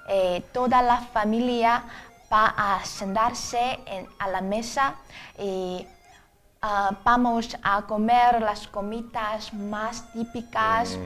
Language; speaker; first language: Spanish; non-native, fluent; Chinese